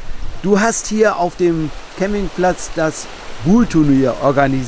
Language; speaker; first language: German; native; German